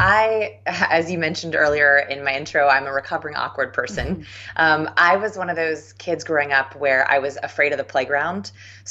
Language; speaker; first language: English; native; English